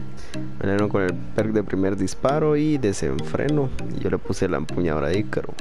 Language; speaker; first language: Spanish; native; Spanish